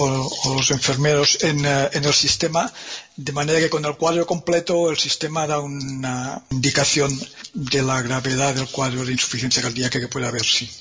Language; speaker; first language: Spanish; native; Spanish